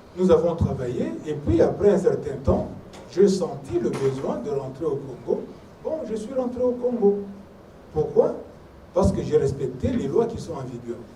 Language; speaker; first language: French; non-native, local second language; Swahili